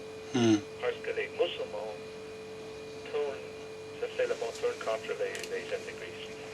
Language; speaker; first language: French; non-native, learner; English